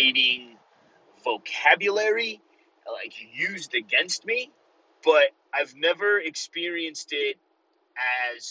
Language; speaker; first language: English; early bilingual, other home language; Spanish